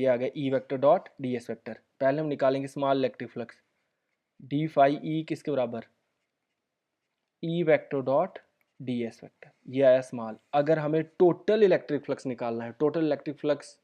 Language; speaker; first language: Hindi; native; Hindi